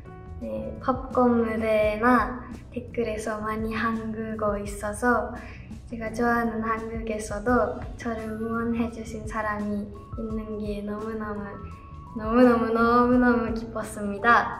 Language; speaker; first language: Korean; non-native, learner; Japanese